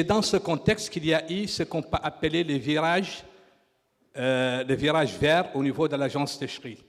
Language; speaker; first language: French; non-native, local second language; Arabic